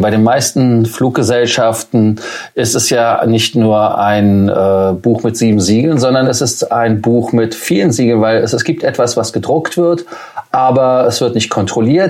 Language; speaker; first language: German; native; German